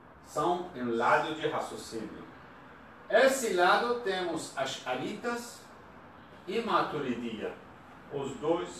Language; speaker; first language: Portuguese; non-native, learner; Persian